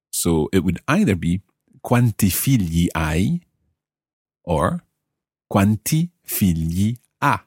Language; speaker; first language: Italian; non-native, fluent; English